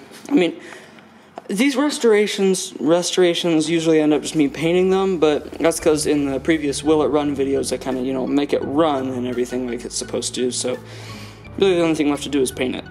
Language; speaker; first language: English; native; English